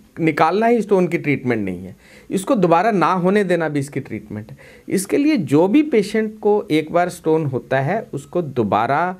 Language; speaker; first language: Hindi; non-native, local second language; Punjabi